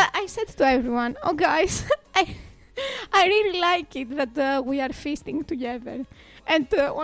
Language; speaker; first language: English; non-native, fluent; Greek